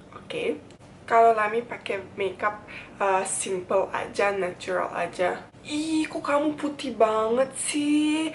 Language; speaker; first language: Indonesian; non-native, fluent; Bosnian